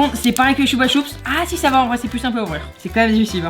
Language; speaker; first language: French; native; French